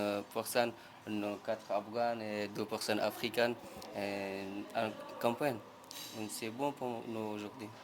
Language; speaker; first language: French; non-native, learner; Pashto